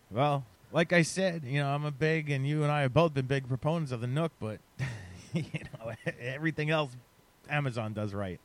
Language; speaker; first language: English; native; English